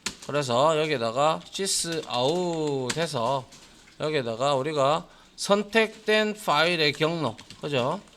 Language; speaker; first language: Korean; native; Korean